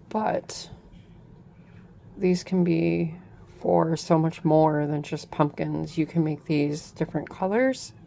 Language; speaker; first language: English; native; English